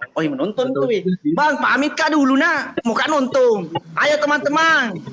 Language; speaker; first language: Indonesian; non-native, local second language; Buginese